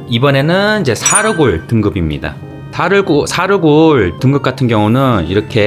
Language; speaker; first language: Korean; native; Korean